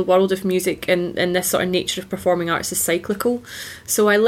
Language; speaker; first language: English; native; English